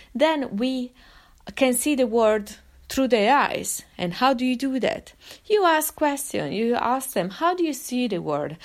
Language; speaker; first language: English; non-native, fluent; Italian